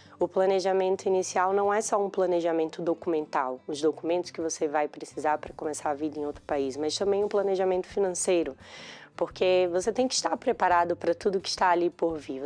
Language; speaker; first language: Portuguese; native; Portuguese